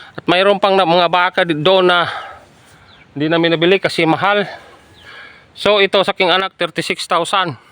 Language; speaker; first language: Filipino; non-native, local second language; Hiligaynon